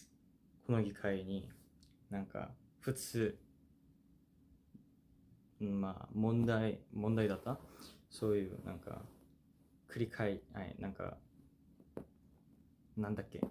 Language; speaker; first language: Japanese; non-native, fluent; Korean